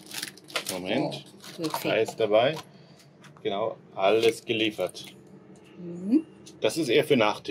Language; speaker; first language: German; native; German